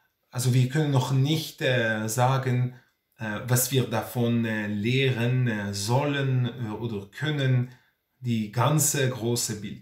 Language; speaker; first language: German; non-native, fluent; Hebrew